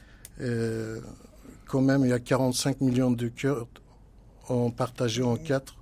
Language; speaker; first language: French; non-native, learner; Kurdish